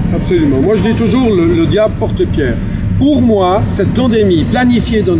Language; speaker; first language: French; native; French